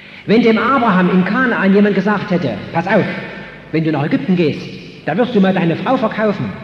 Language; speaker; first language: German; native; German